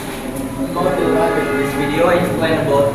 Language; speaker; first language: English; non-native, learner; Indonesian